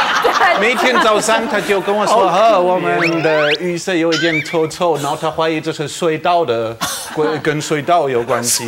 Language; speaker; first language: Chinese; non-native, fluent; German